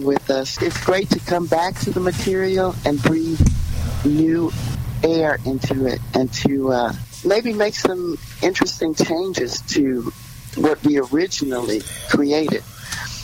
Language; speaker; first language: English; native; English